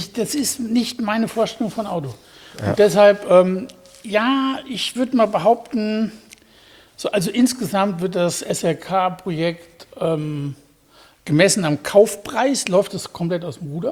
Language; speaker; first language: German; native; German